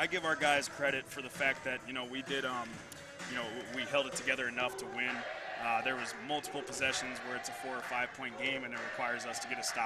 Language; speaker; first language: English; native; English